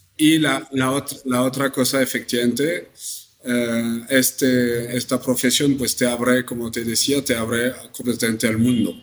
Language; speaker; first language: Spanish; non-native, fluent; French